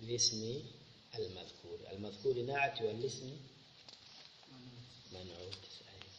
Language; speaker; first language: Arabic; non-native, fluent; Swahili